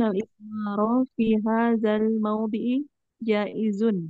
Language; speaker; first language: Arabic; non-native, learner; Indonesian